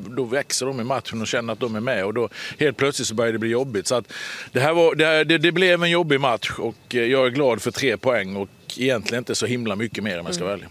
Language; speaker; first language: Swedish; native; Swedish